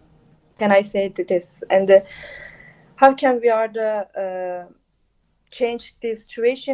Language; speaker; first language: English; non-native, local second language; Turkish